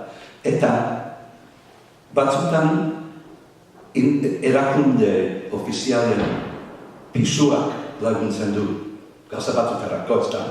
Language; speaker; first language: Basque; non-native, fluent; English